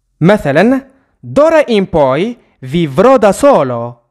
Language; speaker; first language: Italian; non-native, fluent; Arabic